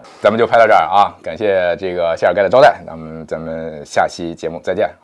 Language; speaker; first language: Chinese; native; Chinese